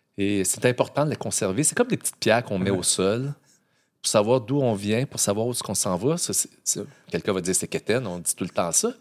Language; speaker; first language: French; native; French